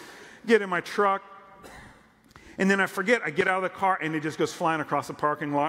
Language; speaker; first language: English; native; English